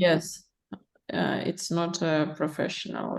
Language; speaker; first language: English; non-native, learner; Russian